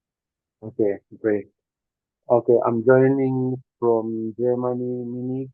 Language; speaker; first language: English; non-native, learner; French